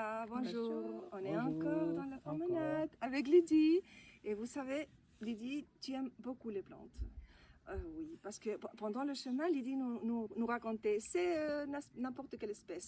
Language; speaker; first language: French; non-native, fluent; Spanish